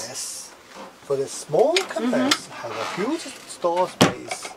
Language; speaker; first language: English; non-native, learner; Chinese